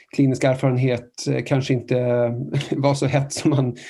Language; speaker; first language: Swedish; non-native, fluent; Norwegian